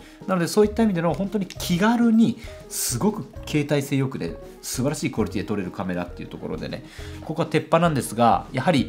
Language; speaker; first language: Japanese; native; Japanese